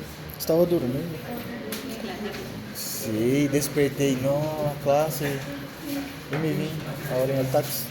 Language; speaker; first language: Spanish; non-native, learner; Portuguese